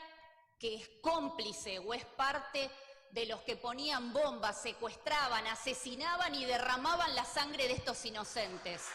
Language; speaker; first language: Spanish; native; Spanish